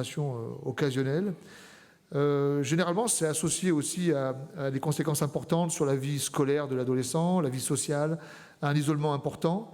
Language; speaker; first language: French; native; French